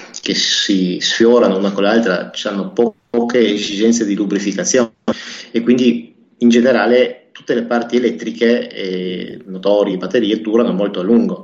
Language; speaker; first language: Italian; native; Italian